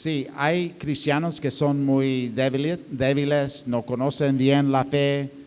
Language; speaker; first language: Spanish; non-native, fluent; English